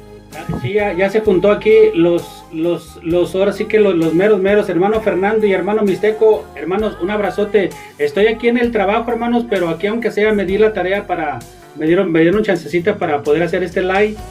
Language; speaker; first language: Spanish; native; Spanish